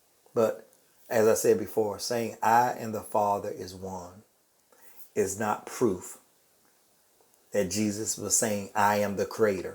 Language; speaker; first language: English; native; English